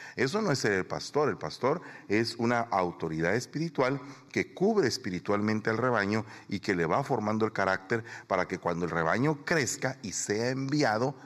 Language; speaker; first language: Spanish; native; Spanish